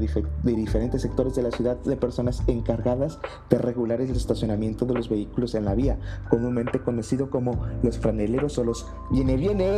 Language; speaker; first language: Spanish; native; Spanish